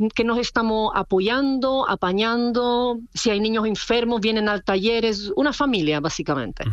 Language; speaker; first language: Spanish; non-native, fluent; Czech